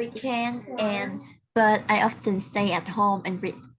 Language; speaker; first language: English; non-native, learner; Vietnamese